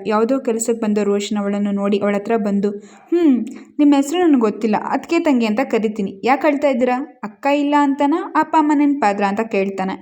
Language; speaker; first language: Kannada; native; Kannada